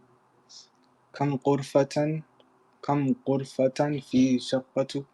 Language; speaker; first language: Arabic; non-native, learner; English